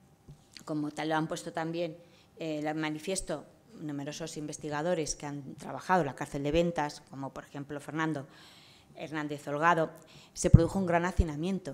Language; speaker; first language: Spanish; native; Spanish